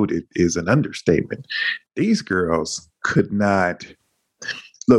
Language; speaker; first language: English; native; English